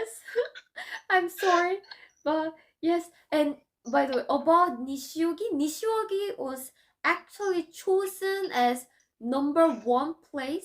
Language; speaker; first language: English; non-native, fluent; Korean